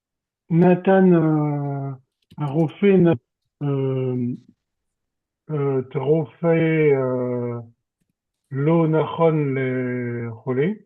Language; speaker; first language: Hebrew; non-native, learner; French